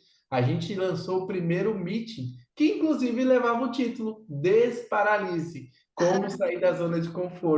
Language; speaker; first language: Portuguese; native; Portuguese